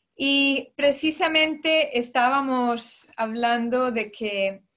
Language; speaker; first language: Spanish; early bilingual, heritage; Spanish